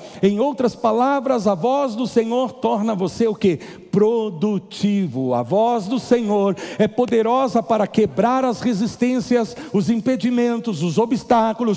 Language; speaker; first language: Portuguese; native; Portuguese